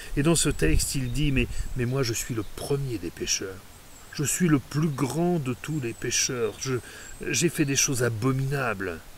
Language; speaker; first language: French; native; French